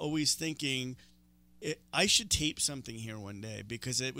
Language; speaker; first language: English; native; English